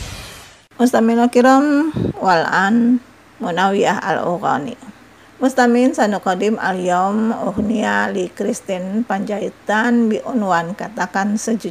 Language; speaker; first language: Arabic; non-native, fluent; Indonesian